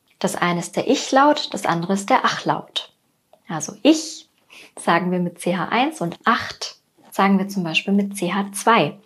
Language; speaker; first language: German; native; German